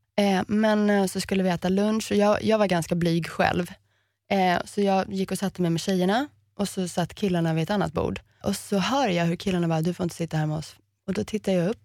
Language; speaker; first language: Swedish; early bilingual, heritage; Swedish